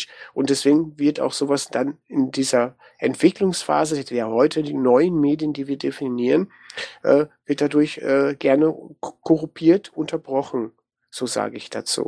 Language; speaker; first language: German; native; German